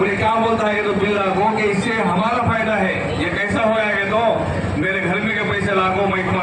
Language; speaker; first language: Urdu; native; Urdu